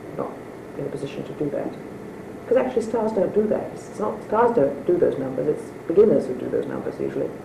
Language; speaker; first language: English; native; English